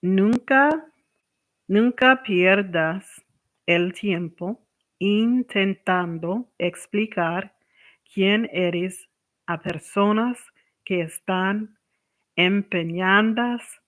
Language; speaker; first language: Spanish; non-native, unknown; English